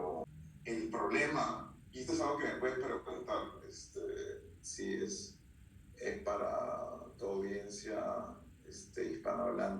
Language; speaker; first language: Spanish; early bilingual, heritage; Spanish